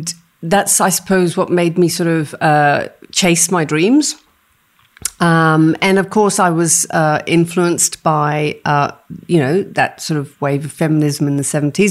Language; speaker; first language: English; native; English